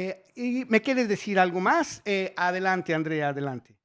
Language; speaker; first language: Spanish; native; Spanish